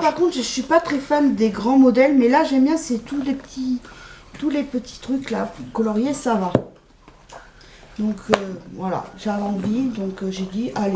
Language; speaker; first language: French; native; French